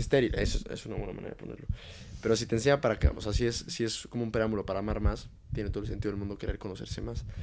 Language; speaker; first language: Spanish; native; Spanish